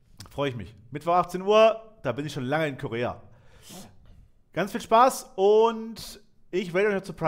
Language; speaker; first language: German; native; German